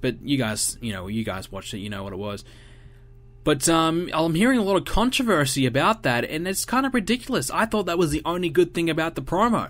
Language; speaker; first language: English; native; English